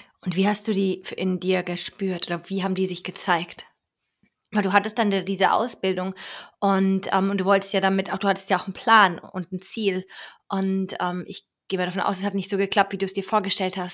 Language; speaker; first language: German; native; German